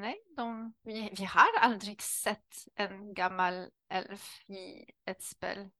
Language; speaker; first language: Swedish; non-native, learner; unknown